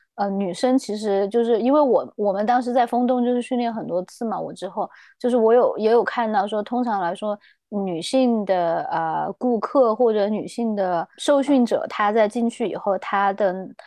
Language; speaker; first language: Chinese; native; Chinese